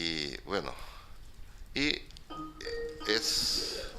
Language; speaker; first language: Spanish; non-native, fluent; Portuguese